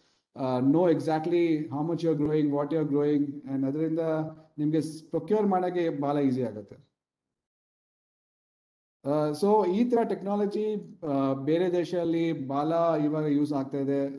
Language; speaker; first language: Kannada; non-native, local second language; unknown